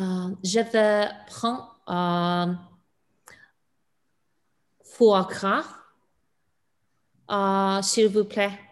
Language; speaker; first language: French; non-native, learner; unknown